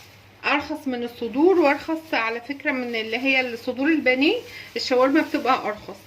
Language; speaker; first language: Arabic; native; Arabic